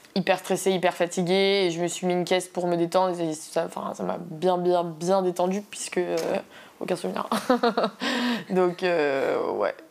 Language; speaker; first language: French; native; French